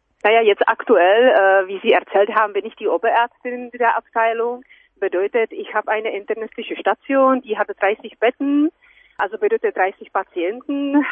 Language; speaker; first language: German; non-native, fluent; Czech